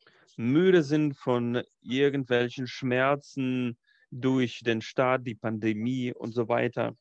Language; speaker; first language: German; non-native, fluent; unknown